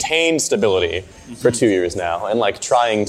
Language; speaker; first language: English; native; English